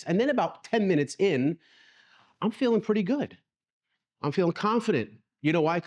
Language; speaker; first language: English; native; English